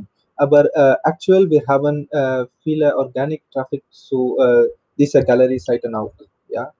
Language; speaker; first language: German; non-native, learner; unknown